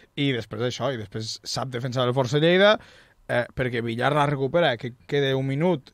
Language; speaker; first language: Catalan; native; Catalan